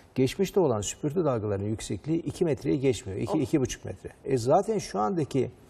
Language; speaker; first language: Turkish; native; Turkish